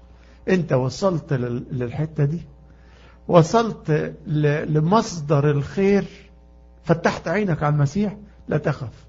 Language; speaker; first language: Arabic; native; Arabic